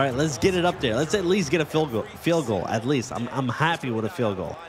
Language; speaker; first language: English; native; English